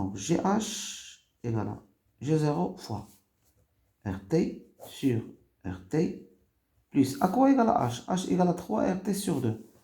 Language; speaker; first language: French; non-native, local second language; Arabic